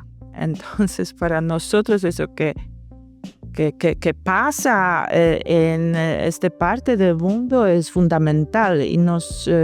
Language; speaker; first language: Spanish; non-native, fluent; Polish